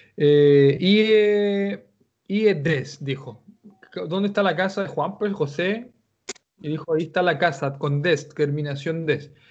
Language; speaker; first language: Spanish; native; Spanish